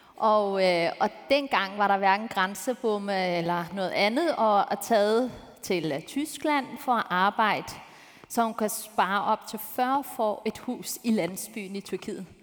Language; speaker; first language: Danish; early bilingual, other home language; Turkish